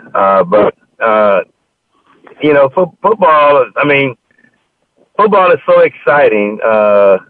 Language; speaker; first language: English; native; English